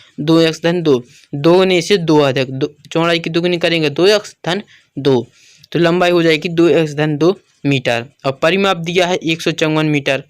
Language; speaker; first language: Hindi; native; Hindi